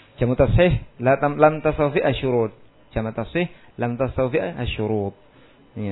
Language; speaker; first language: Arabic; non-native, fluent; Indonesian